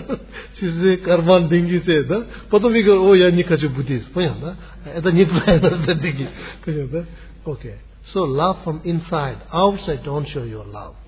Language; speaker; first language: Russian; non-native, learner; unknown